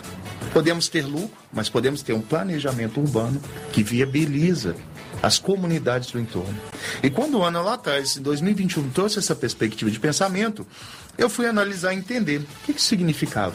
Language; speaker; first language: Portuguese; native; Portuguese